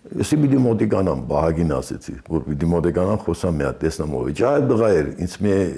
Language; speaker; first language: Armenian; early bilingual, heritage; Armenian